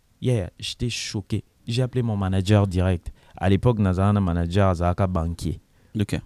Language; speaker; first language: French; non-native, local second language; Lingala